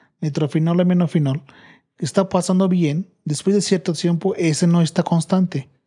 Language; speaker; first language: Spanish; non-native, learner; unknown